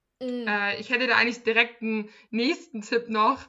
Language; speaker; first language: German; native; German